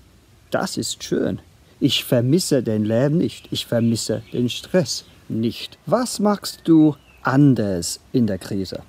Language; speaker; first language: German; non-native, fluent; English